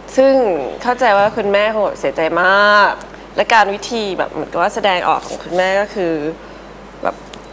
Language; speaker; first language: Thai; early bilingual, heritage; Thai